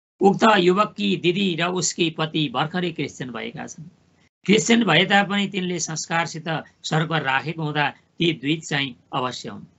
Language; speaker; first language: Nepali; native; Nepali